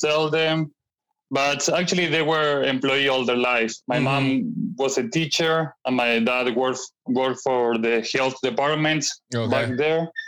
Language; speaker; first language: English; non-native, fluent; Spanish